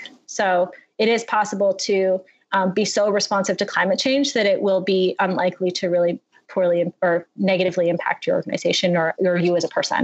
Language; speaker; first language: English; native; English